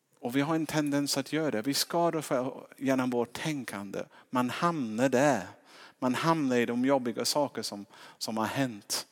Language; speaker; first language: Swedish; non-native, fluent; English